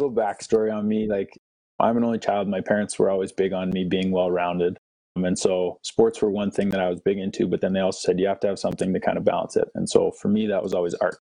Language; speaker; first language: English; native; English